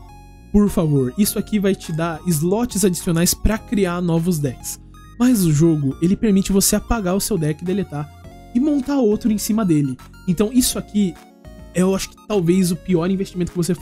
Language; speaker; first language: Portuguese; native; Portuguese